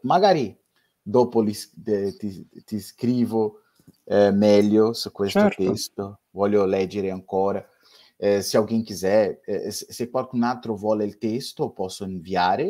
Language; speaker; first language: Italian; non-native, fluent; Portuguese